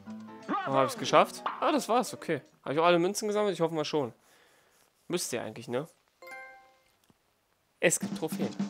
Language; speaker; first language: German; native; German